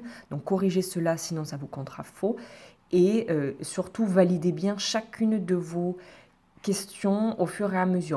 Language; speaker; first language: French; native; French